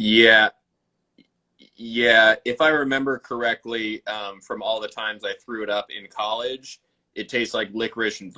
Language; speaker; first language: English; native; English